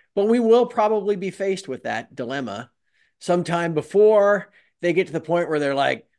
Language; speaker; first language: English; native; English